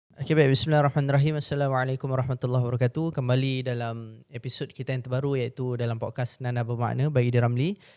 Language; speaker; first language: Malay; native; Malay